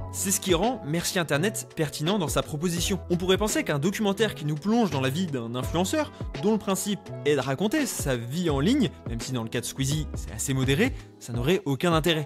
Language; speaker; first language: French; native; French